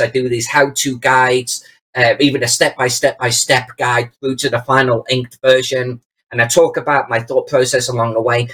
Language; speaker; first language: English; native; English